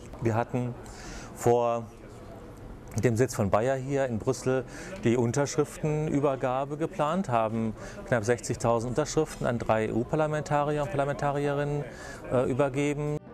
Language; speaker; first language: German; native; German